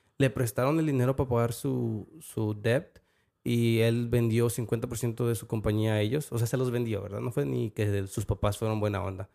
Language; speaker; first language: Spanish; early bilingual, heritage; Spanish